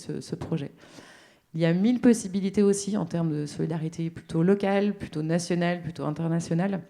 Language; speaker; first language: French; native; French